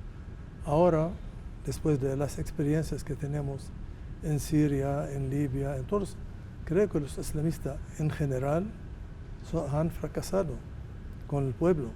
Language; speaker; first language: Spanish; non-native, fluent; Arabic